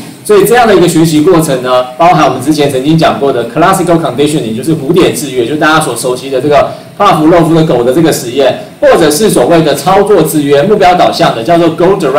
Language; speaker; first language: Chinese; native; Chinese